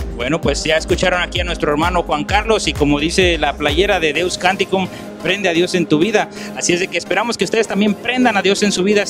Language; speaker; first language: Spanish; native; Spanish